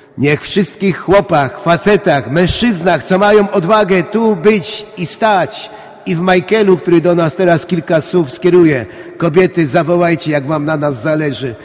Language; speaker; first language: Polish; native; Polish